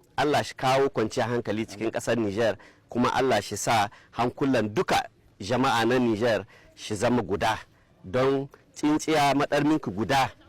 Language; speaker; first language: Hausa; non-native, local second language; Fula